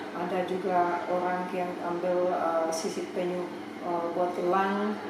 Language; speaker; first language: Indonesian; non-native, fluent; Czech